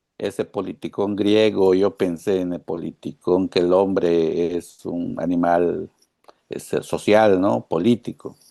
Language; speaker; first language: Spanish; non-native, local second language; Yucateco